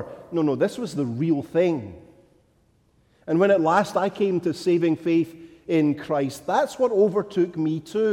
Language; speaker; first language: English; native; English